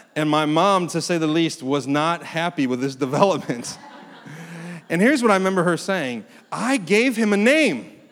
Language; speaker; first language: English; early bilingual, other home language; Korean